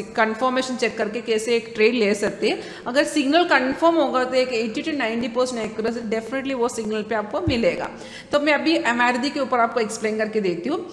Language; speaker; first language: Hindi; non-native, local second language; Malayalam